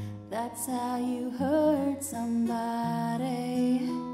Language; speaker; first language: English; native; English